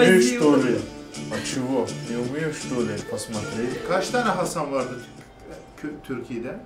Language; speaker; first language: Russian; non-native, learner; Turkish